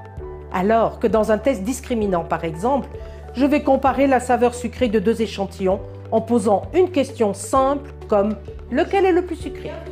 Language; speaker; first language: French; native; French